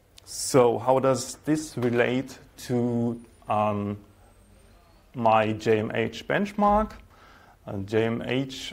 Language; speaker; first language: English; non-native, fluent; German